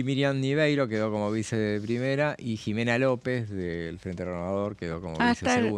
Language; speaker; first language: Spanish; native; Spanish